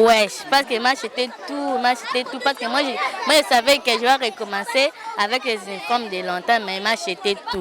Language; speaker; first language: French; non-native, local second language; Lingala